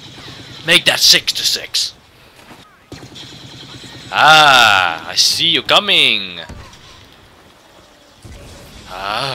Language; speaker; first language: English; native; English